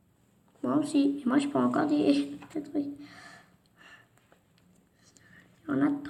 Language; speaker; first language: French; native; French